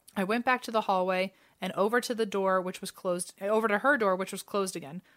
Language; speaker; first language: English; native; English